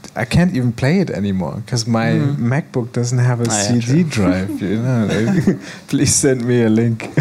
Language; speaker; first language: English; non-native, fluent; German